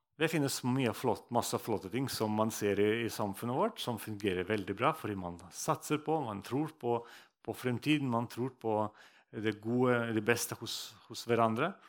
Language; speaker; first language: Norwegian; non-native, fluent; Russian